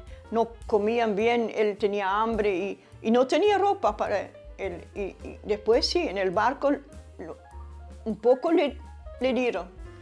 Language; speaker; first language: Spanish; early bilingual, other home language; German